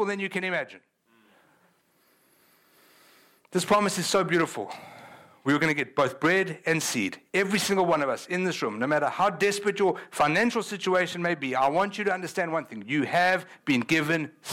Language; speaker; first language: English; native; English